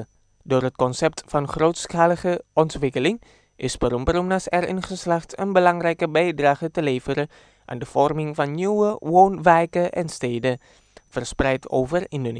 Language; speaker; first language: Dutch; non-native, fluent; Indonesian